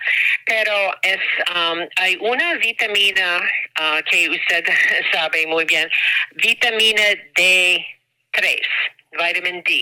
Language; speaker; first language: Spanish; non-native, learner; English